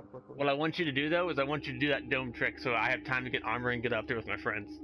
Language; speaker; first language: English; native; English